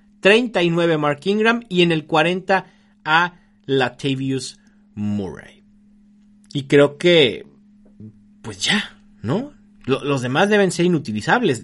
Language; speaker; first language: Spanish; native; Spanish